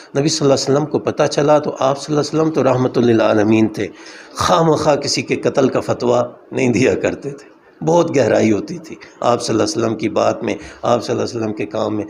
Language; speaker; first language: Urdu; non-native, local second language; Punjabi